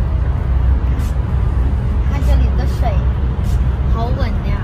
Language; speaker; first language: Chinese; non-native, fluent; Vietnamese